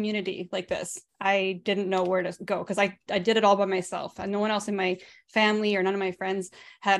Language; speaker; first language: English; native; English